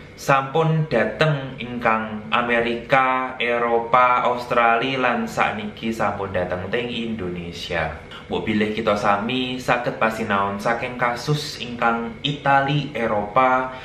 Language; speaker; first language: Javanese; non-native, local second language; Indonesian